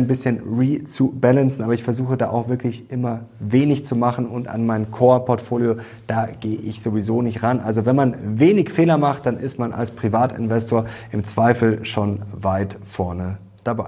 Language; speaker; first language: German; native; German